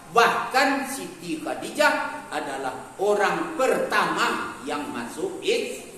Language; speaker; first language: Malay; non-native, local second language; Minangkabau